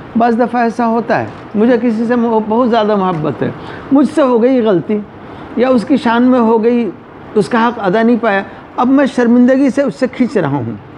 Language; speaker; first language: Urdu; non-native, local second language; Punjabi